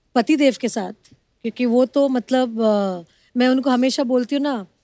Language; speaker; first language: Hindi; non-native, local second language; Bangla